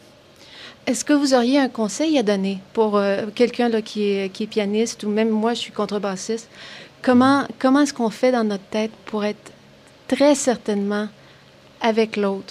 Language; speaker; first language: French; native; French